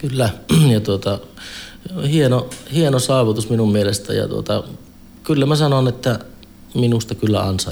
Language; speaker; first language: Finnish; native; Finnish